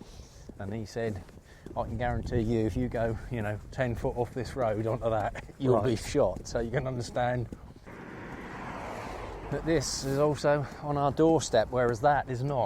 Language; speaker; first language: English; native; English